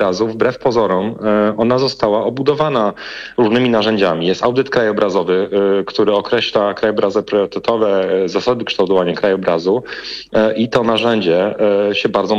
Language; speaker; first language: Polish; native; Polish